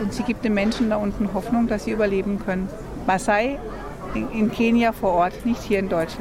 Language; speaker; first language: German; native; German